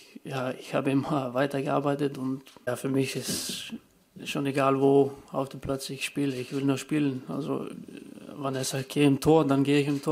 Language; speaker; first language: German; non-native, fluent; English